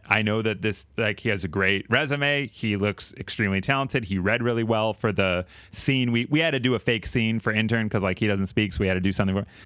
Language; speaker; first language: English; native; English